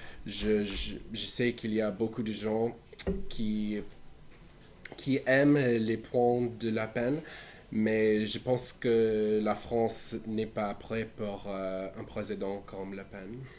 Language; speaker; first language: French; non-native, learner; English